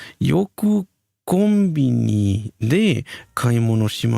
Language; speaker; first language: Japanese; non-native, learner; Spanish